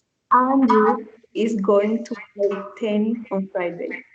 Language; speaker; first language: English; non-native, learner; Spanish